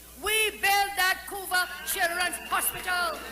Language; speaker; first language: English; native; English